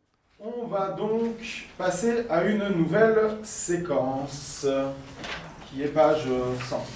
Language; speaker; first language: French; native; French